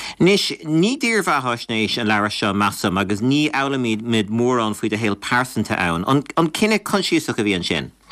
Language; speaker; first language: Irish; native; Irish